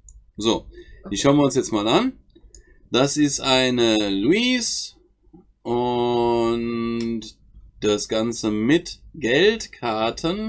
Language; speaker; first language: German; native; German